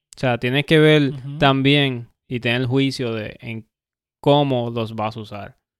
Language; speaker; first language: Spanish; native; Spanish